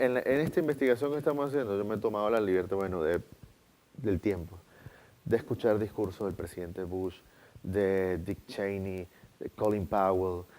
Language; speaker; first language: Spanish; native; Spanish